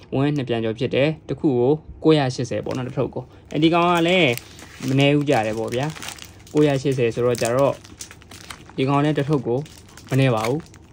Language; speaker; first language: Burmese; native; Burmese